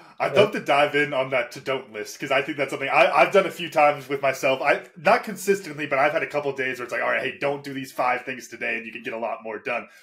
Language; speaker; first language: English; native; English